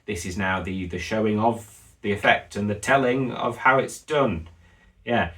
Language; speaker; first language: English; native; English